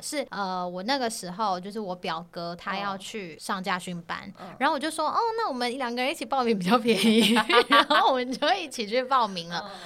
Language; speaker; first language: Chinese; native; Chinese